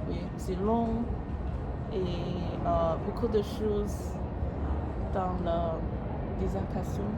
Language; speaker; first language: French; non-native, learner; English